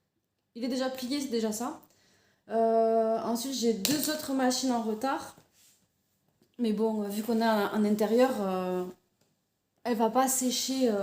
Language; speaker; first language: French; native; French